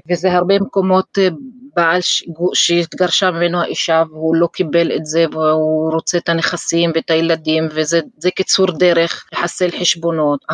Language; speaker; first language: Hebrew; non-native, local second language; Arabic